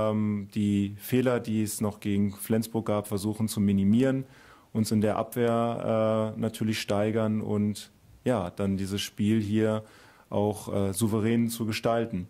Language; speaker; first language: German; native; German